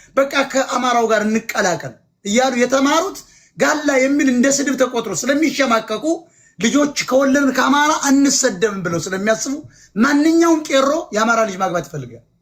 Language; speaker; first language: Amharic; native; Amharic